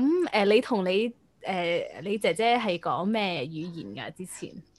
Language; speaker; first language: Cantonese; native; Cantonese